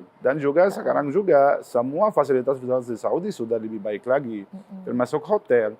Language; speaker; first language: Indonesian; non-native, learner; Arabic